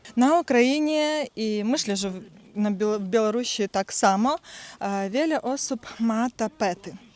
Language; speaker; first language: Polish; non-native, learner; Ukrainian